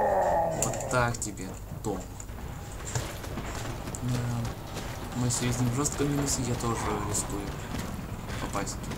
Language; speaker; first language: Russian; native; Russian